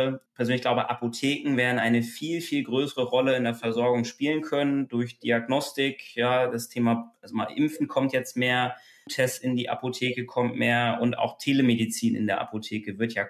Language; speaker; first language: German; native; German